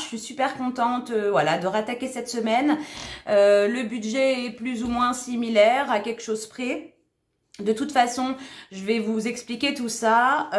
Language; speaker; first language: French; native; French